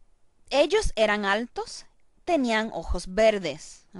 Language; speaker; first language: Spanish; non-native, learner; English